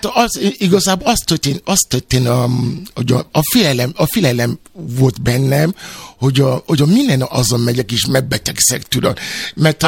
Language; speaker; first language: Hungarian; non-native, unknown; Yoruba